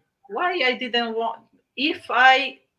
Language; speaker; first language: English; non-native, learner; Spanish